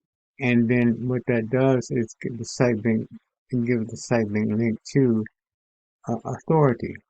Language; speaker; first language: English; native; English